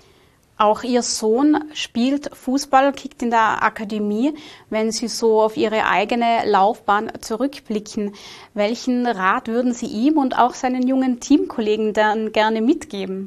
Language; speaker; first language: German; native; German